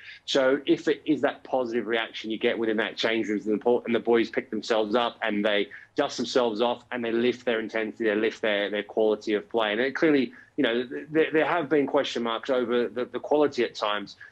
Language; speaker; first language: English; native; English